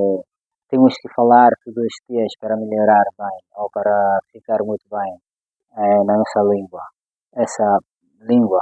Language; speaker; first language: Portuguese; non-native, fluent; Swahili